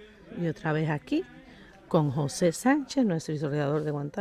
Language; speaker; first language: Spanish; native; Spanish